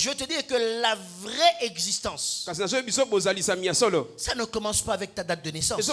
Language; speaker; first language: French; non-native, local second language; Lingala